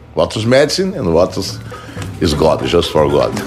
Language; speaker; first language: English; non-native, fluent; Portuguese